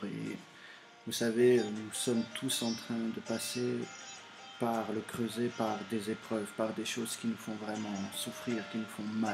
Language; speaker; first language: French; native; French